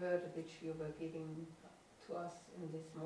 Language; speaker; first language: English; non-native, fluent; German